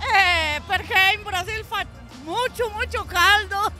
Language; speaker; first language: Spanish; non-native, learner; Portuguese